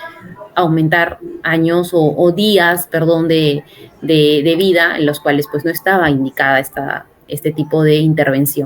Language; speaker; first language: Spanish; native; Spanish